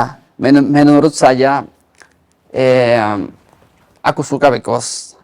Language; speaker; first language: Indonesian; non-native, learner; Spanish